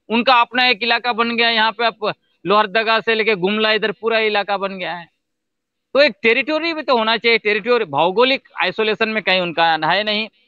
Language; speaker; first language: Hindi; non-native, local second language; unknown